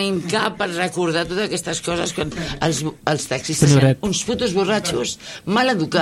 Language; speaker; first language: Catalan; native; Catalan